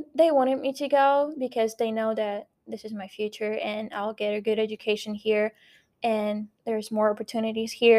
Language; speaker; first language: English; non-native, fluent; Ukrainian